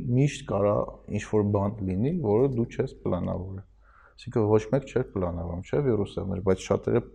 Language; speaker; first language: Armenian; native; Armenian